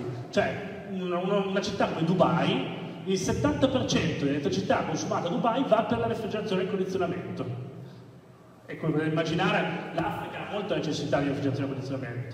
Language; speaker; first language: Italian; native; Italian